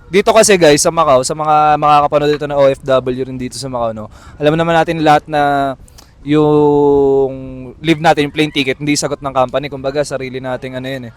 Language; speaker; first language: Filipino; native; Filipino